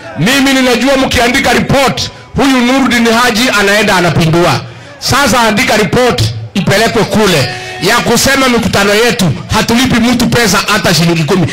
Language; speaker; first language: Swahili; non-native, local second language; Kikuyu